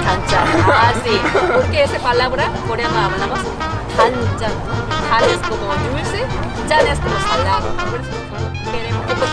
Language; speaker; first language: Spanish; non-native, learner; Korean